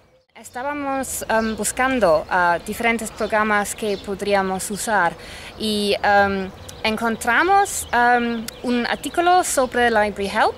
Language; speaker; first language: Spanish; non-native, fluent; English